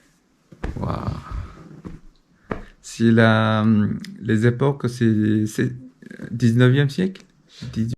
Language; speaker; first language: French; non-native, learner; Korean